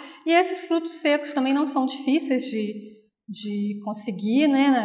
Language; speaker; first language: Portuguese; native; Portuguese